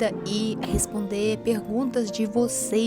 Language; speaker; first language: Portuguese; non-native, fluent; Russian